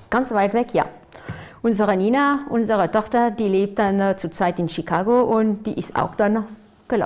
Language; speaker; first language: German; non-native, fluent; French